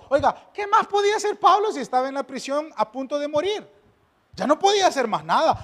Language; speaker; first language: Spanish; native; Spanish